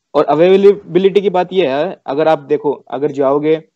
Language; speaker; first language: Hindi; native; Hindi